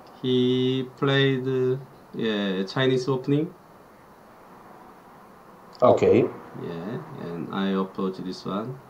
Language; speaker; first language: English; non-native, learner; Korean